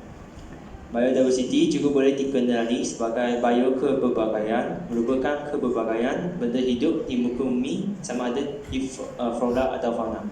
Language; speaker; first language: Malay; non-native, local second language; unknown